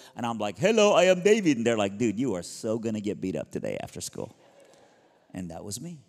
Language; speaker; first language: English; early bilingual, other home language; Persian